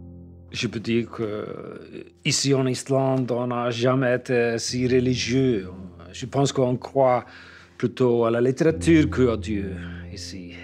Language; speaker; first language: French; non-native, fluent; Icelandic